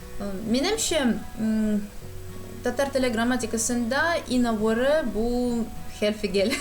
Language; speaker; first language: Tatar; non-native, local second language; Russian